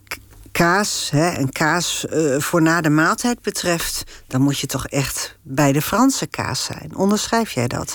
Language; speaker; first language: Dutch; native; Dutch